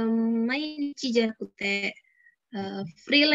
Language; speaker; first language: Japanese; non-native, learner; Indonesian